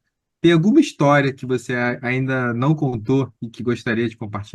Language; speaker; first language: Portuguese; native; Portuguese